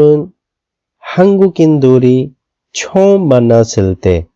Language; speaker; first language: Korean; non-native, fluent; Urdu